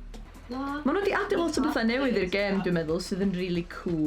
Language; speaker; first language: Welsh; native; Welsh